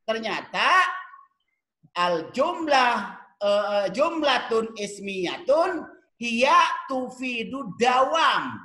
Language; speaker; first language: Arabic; non-native, fluent; Indonesian